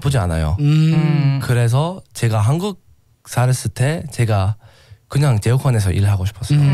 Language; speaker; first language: Korean; non-native, learner; English